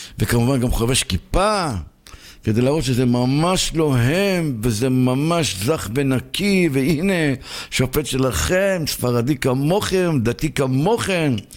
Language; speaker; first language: Hebrew; native; Hebrew